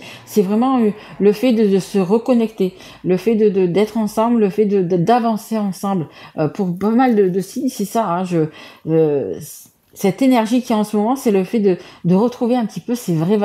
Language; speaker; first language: French; native; French